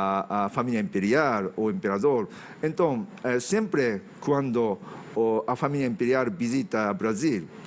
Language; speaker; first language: Portuguese; non-native, fluent; Japanese